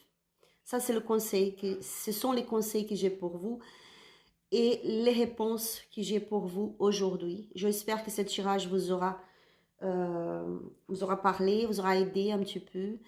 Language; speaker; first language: French; non-native, learner; Spanish